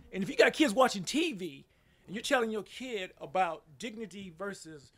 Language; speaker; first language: English; native; English